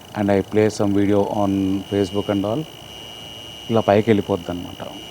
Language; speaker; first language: English; non-native, local second language; Telugu